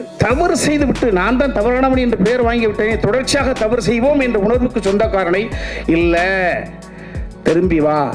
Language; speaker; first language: Tamil; native; Tamil